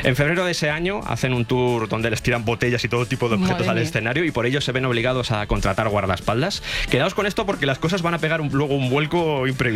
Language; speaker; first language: Spanish; native; Spanish